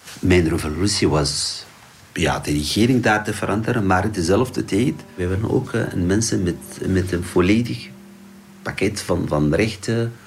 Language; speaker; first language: Dutch; non-native, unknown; Arabic